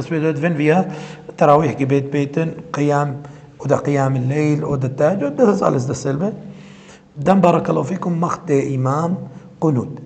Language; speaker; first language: German; non-native, fluent; Arabic